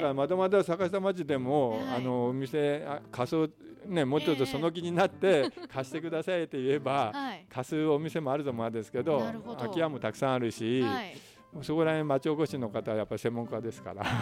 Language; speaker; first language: Japanese; native; Japanese